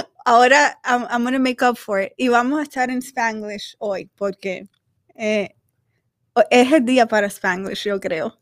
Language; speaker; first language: Spanish; native; Spanish